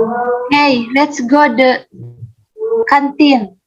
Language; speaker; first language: English; non-native, learner; Indonesian